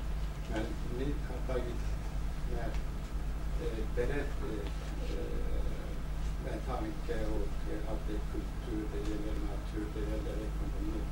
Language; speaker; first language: Swedish; non-native, fluent; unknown